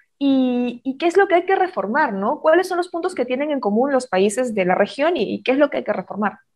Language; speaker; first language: Spanish; native; Spanish